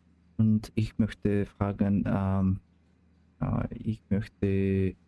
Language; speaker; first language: German; non-native, learner; Russian